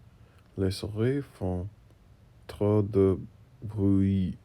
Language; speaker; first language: French; non-native, learner; English